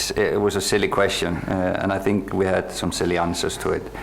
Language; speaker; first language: English; non-native, fluent; Icelandic